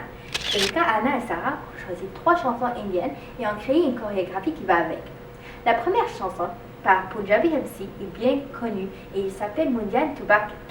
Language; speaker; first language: French; non-native, learner; English